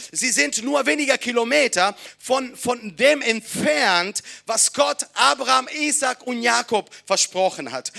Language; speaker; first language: German; non-native, fluent; Italian